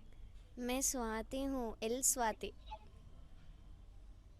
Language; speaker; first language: Hindi; non-native, local second language; Telugu